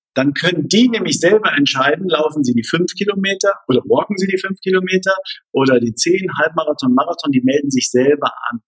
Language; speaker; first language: German; native; German